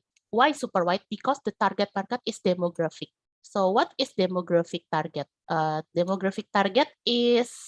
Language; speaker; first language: English; non-native, learner; Indonesian